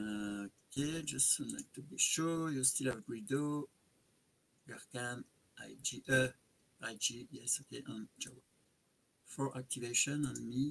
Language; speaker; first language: English; non-native, fluent; French